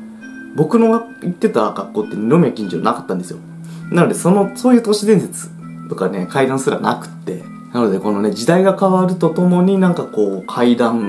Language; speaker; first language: Japanese; native; Japanese